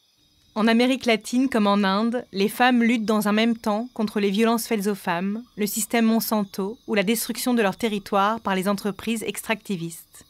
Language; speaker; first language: French; native; French